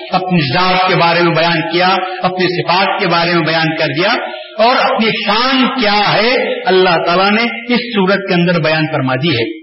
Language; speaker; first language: Urdu; native; Urdu